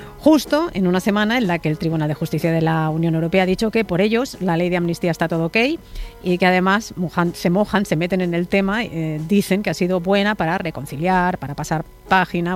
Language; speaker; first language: Spanish; native; Spanish